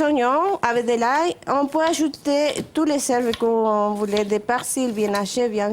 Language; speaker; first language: French; non-native, learner; Spanish